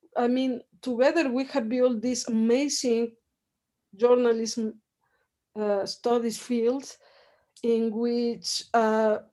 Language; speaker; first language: English; non-native, fluent; Spanish